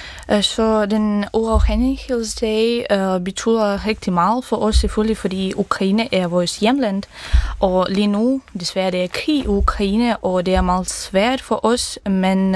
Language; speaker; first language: Danish; non-native, fluent; Ukrainian